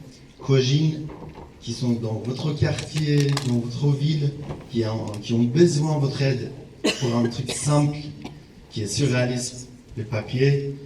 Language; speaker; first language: French; non-native, fluent; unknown